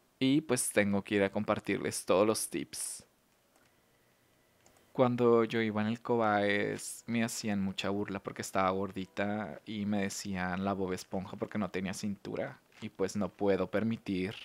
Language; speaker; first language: Spanish; native; Spanish